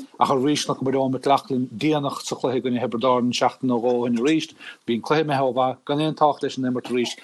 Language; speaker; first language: Irish; native; Irish